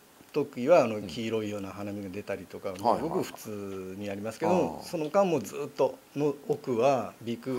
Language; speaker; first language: Japanese; native; Japanese